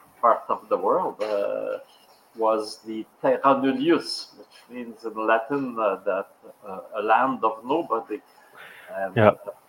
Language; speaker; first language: English; non-native, local second language; French